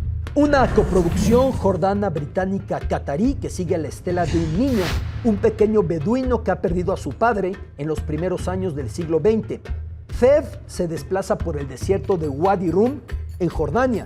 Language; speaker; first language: Spanish; native; Spanish